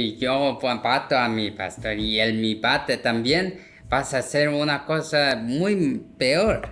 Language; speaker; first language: Spanish; non-native, learner; Korean